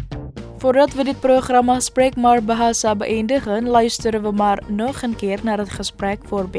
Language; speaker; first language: Dutch; non-native, fluent; Indonesian